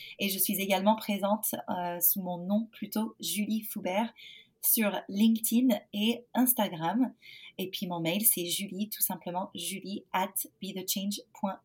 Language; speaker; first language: French; non-native, fluent; English